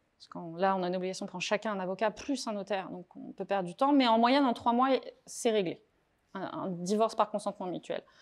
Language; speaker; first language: French; native; French